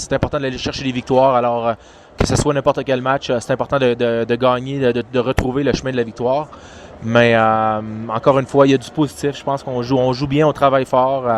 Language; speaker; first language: French; native; French